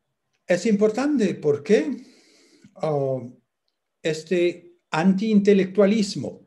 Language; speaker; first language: Spanish; non-native, fluent; French